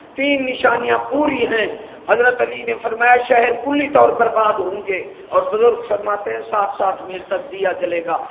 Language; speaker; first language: Urdu; non-native, local second language; Punjabi